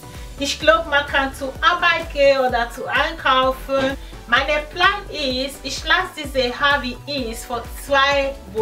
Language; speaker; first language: German; non-native, learner; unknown